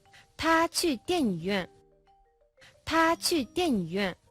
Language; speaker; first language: Chinese; non-native, fluent; Mongolian